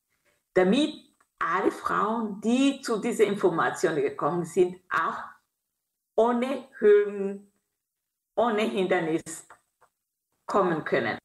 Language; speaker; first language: German; non-native, fluent; Kinyarwanda